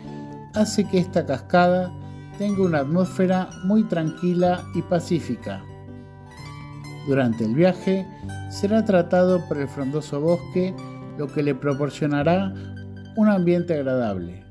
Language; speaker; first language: Spanish; non-native, fluent; Indonesian